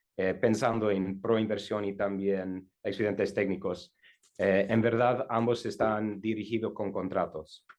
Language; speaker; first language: Spanish; non-native, learner; English